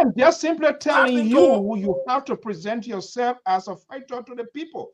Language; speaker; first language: English; native; English